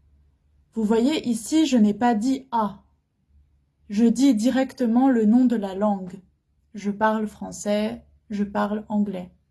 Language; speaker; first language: French; non-native, fluent; Arabic